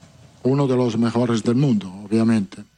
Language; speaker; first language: Portuguese; non-native, fluent; Italian